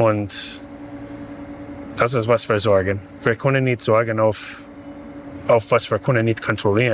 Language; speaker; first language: German; non-native, learner; English